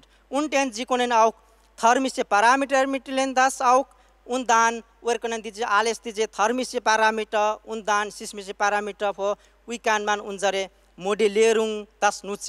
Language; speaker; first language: German; non-native, learner; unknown